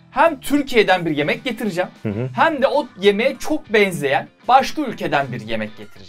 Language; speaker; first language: Turkish; native; Turkish